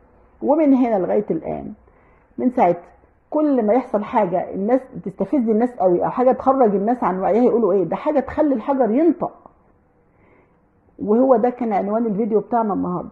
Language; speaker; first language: Arabic; native; Arabic